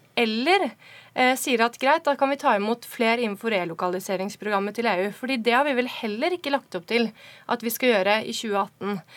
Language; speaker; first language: Norwegian; native; Norwegian